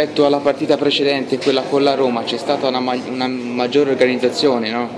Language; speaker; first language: Italian; native; Italian